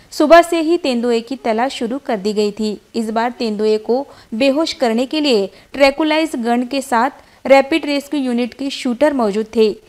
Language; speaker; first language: Hindi; non-native, local second language; Marathi